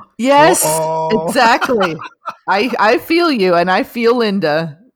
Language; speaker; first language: English; non-native, fluent; Portuguese